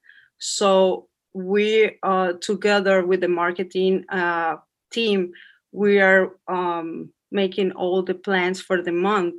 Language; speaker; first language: English; non-native, fluent; Spanish